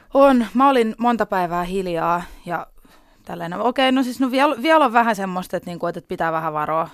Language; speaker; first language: Finnish; native; Finnish